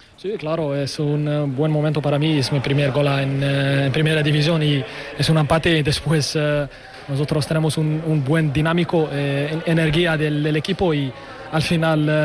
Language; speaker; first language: Spanish; non-native, learner; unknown